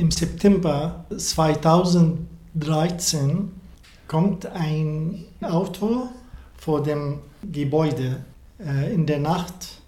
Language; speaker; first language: German; non-native, learner; Arabic